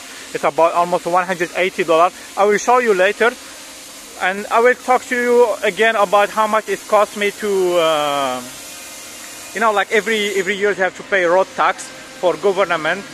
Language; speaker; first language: English; non-native, learner; French